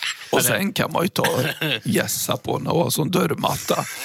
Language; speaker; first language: Swedish; native; Swedish